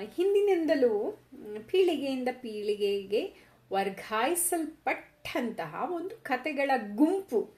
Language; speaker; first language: Kannada; non-native, local second language; Tulu